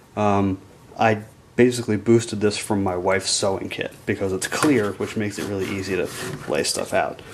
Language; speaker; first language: English; native; English